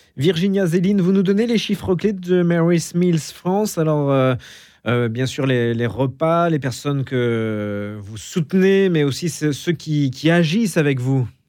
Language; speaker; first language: French; native; French